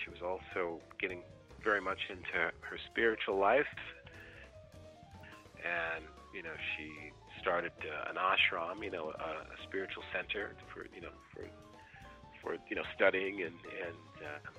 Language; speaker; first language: English; native; English